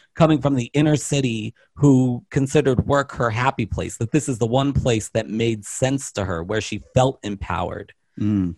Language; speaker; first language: English; native; English